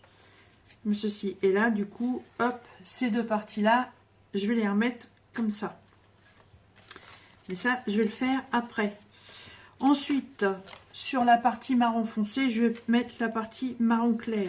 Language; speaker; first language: French; native; French